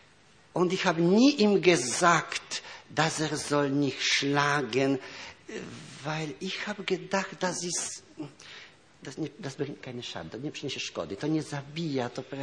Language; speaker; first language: German; non-native, fluent; Polish